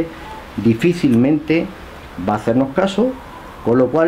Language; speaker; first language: Spanish; native; Spanish